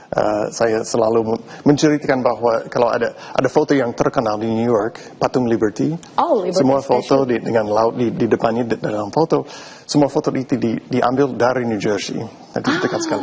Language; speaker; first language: Indonesian; non-native, fluent; English